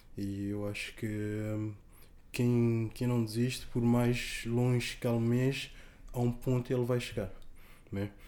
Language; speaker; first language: Portuguese; non-native, local second language; Kabuverdianu